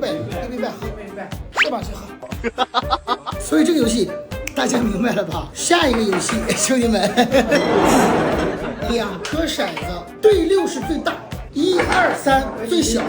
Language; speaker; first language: Chinese; native; Chinese